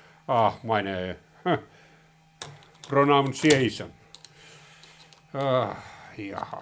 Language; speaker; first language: German; non-native, learner; Finnish